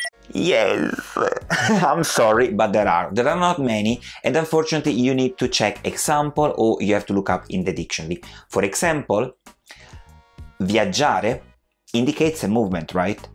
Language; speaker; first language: English; non-native, fluent; Italian